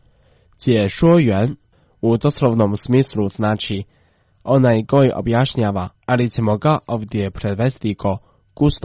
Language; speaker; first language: Croatian; non-native, fluent; Chinese